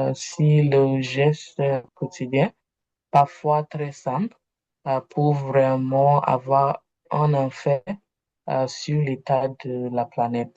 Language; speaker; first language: French; non-native, learner; Igbo